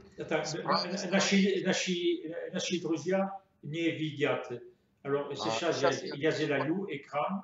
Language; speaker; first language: Russian; non-native, fluent; French